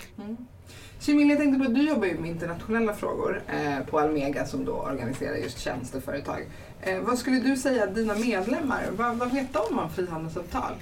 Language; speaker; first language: Swedish; native; Swedish